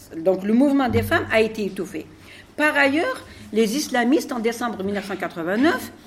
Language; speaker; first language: French; non-native, local second language; Arabic